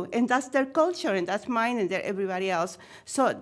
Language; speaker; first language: English; non-native, fluent; Spanish